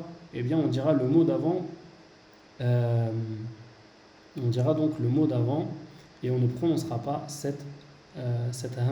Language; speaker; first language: French; native; French